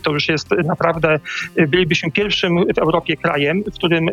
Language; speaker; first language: Polish; native; Polish